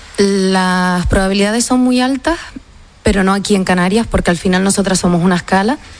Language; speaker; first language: Spanish; native; Spanish